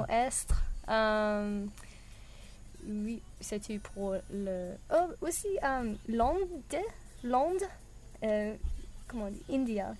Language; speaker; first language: French; non-native, learner; English